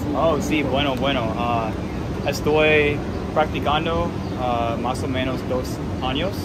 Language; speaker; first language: Spanish; non-native, learner; English